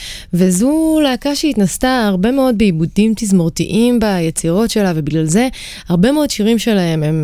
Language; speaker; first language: Hebrew; native; Hebrew